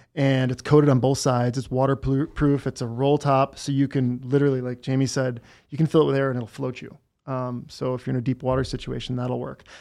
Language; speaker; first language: English; native; English